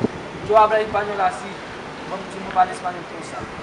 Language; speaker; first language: Spanish; non-native, learner; Haitian Creole